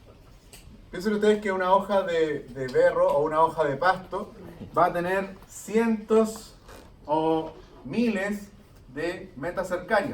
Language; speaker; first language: Spanish; native; Spanish